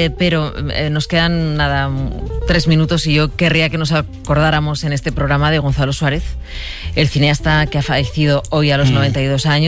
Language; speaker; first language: Spanish; native; Spanish